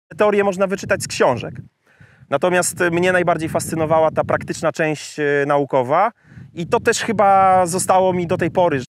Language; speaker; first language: Polish; native; Polish